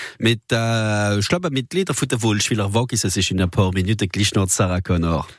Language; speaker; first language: German; non-native, local second language; Swiss German